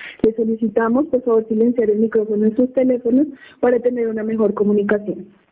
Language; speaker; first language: Spanish; native; Spanish